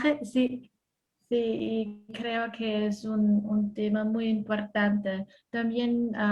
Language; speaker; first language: Spanish; non-native, learner; German